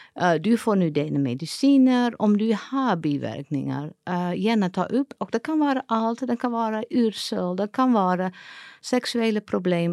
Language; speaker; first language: Swedish; non-native, fluent; Dutch